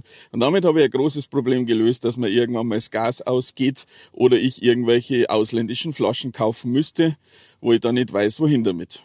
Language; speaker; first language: German; native; German